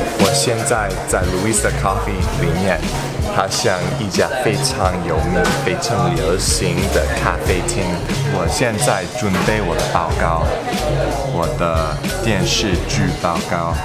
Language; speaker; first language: Chinese; non-native, learner; English